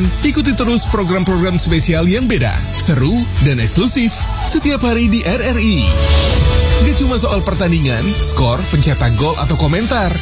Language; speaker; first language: Indonesian; native; Indonesian